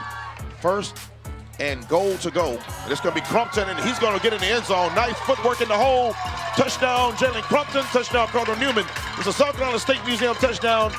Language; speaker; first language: English; native; English